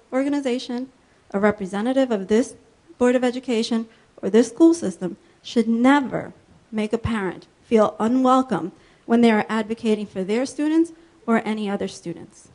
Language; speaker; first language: English; early bilingual, other home language; Spanish